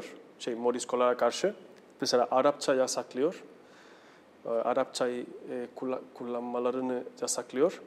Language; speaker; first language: Turkish; non-native, fluent; Spanish